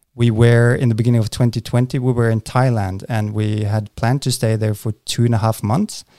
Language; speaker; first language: English; non-native, fluent; Norwegian